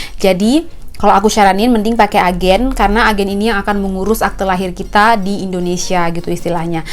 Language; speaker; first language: Indonesian; native; Indonesian